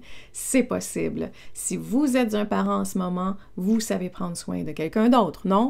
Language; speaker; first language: French; native; French